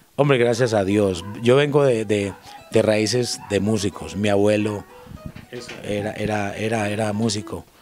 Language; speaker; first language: Spanish; native; Spanish